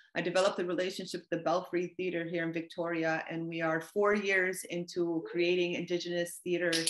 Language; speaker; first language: English; native; English